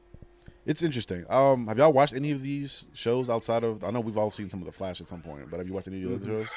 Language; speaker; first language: English; native; English